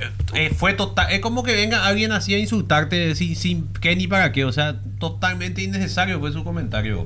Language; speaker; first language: Spanish; native; Spanish